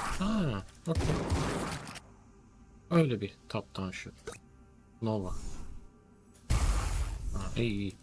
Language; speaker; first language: Turkish; native; Turkish